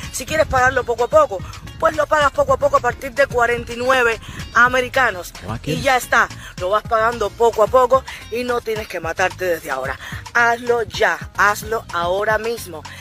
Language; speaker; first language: Spanish; native; Spanish